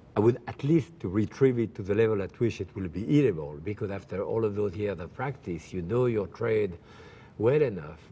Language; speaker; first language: English; non-native, fluent; French